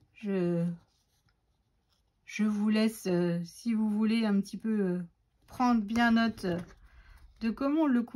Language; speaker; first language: French; native; French